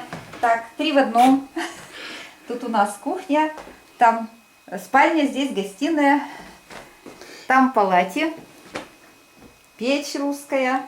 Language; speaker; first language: Russian; native; Russian